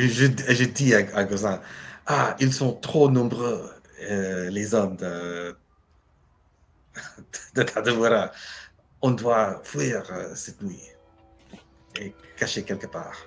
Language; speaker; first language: French; non-native, learner; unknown